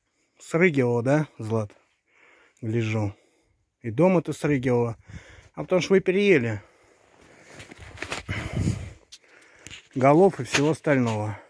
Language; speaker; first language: Russian; native; Russian